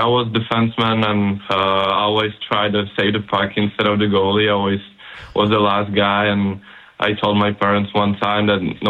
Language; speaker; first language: English; non-native, fluent; Czech